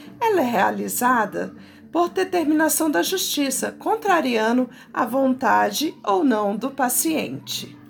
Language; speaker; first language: Portuguese; native; Portuguese